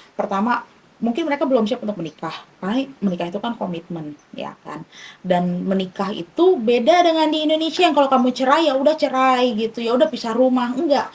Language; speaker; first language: Indonesian; native; Indonesian